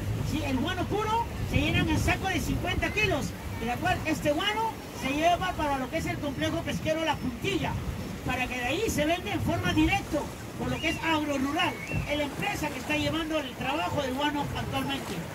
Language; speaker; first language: Spanish; native; Spanish